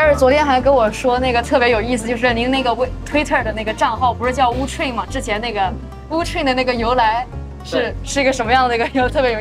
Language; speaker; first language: Chinese; native; Chinese